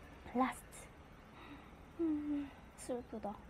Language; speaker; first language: Korean; non-native, learner; Japanese